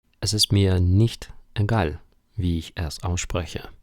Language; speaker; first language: German; non-native, fluent; Ukrainian